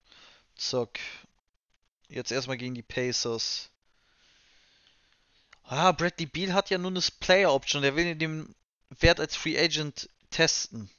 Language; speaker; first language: German; native; German